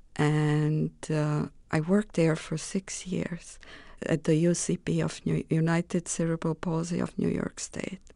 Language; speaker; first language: English; non-native, fluent; Romanian